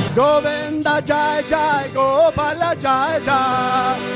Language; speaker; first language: English; non-native, fluent; Czech